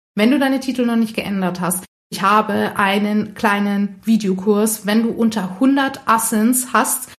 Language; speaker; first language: German; early bilingual, other home language; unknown